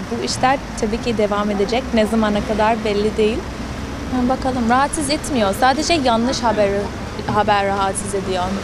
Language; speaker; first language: Turkish; non-native, fluent; English